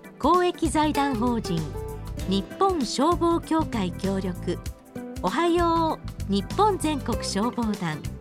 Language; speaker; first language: Japanese; native; Japanese